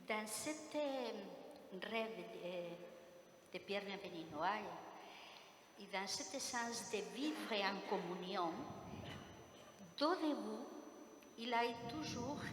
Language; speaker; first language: French; non-native, fluent; Spanish